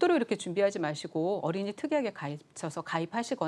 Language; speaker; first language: Korean; native; Korean